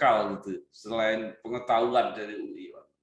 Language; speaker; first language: Indonesian; native; Indonesian